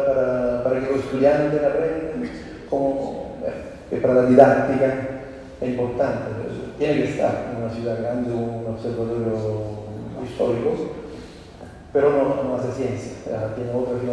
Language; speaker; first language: Spanish; non-native, fluent; Italian